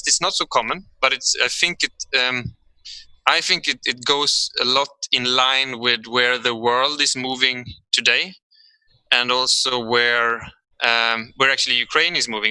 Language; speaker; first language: English; non-native, fluent; Swedish